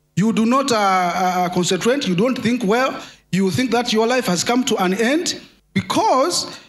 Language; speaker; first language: English; non-native, local second language; Nyanja